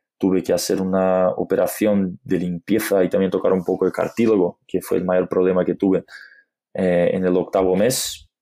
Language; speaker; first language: Spanish; non-native, fluent; Portuguese